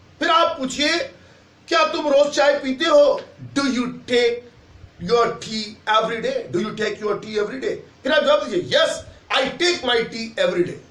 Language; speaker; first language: Hindi; native; Hindi